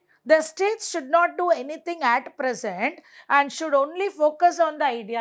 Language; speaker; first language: English; non-native, local second language; Tamil